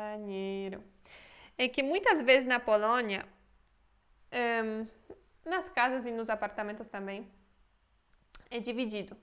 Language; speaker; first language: Portuguese; non-native, fluent; Polish